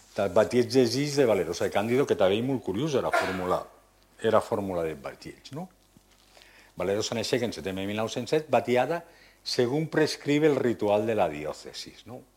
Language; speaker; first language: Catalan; non-native, local second language; Occitan